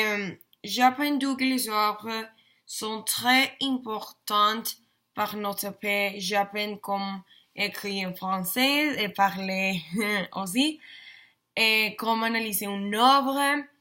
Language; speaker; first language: French; non-native, learner; Spanish